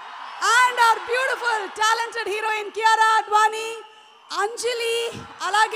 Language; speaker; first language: Telugu; native; Telugu